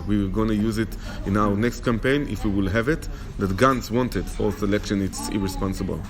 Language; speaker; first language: English; non-native, fluent; Hebrew